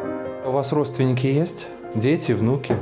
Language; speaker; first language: Russian; native; Russian